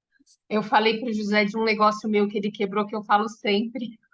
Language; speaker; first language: Portuguese; native; Portuguese